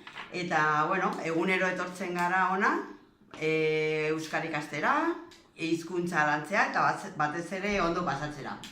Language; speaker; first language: Basque; non-native, learner; Spanish